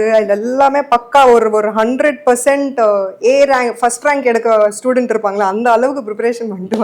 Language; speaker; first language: Tamil; non-native, fluent; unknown